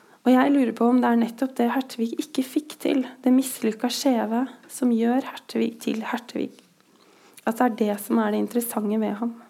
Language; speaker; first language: Norwegian; native; Norwegian